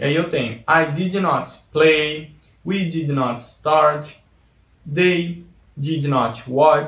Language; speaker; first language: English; non-native, fluent; Portuguese